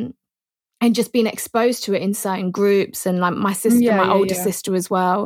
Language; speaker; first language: English; native; English